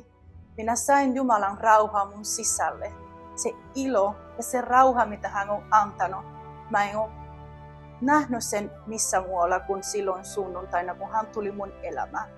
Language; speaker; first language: Finnish; non-native, fluent; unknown